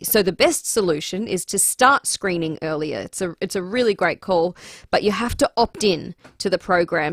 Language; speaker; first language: English; native; English